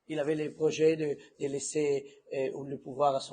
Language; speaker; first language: French; non-native, fluent; Italian